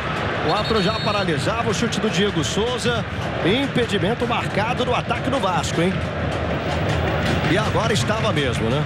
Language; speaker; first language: Portuguese; native; Portuguese